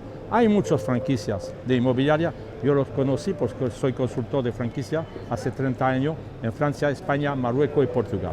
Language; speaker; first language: Spanish; non-native, learner; French